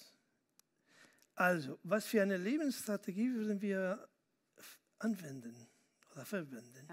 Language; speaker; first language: German; non-native, fluent; Spanish